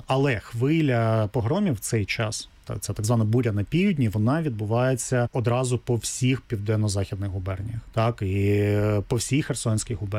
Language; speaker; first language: Ukrainian; native; Ukrainian